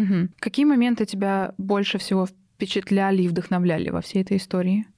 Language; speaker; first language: Russian; native; Russian